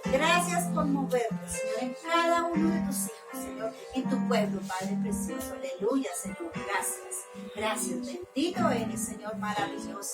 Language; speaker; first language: Spanish; native; Spanish